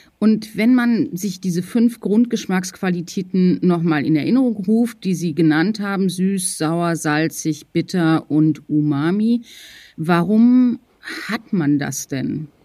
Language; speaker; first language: German; native; German